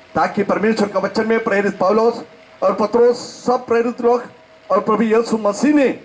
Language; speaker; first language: Hindi; non-native, local second language; Malayalam